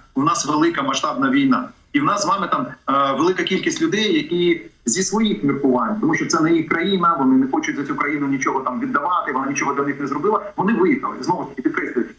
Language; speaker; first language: Ukrainian; native; Ukrainian